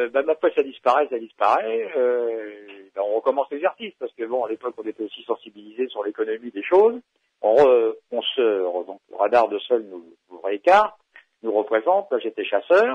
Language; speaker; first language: French; native; French